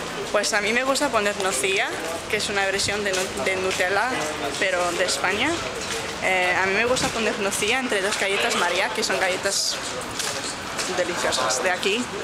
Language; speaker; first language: Spanish; non-native, fluent; English